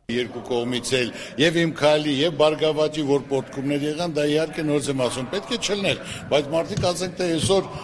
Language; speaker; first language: Armenian; native; Armenian